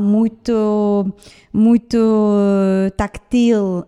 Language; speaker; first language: Portuguese; non-native, fluent; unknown